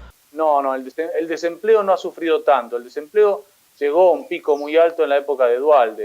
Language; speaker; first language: Spanish; native; Spanish